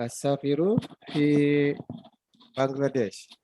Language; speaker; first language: Arabic; non-native, learner; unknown